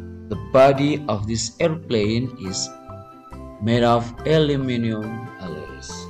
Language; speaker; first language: English; non-native, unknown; Indonesian